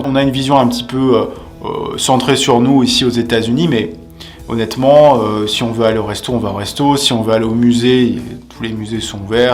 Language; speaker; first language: French; native; French